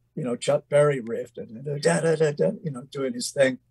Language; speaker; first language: English; native; English